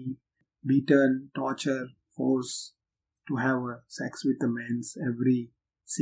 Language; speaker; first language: English; non-native, local second language; Hindi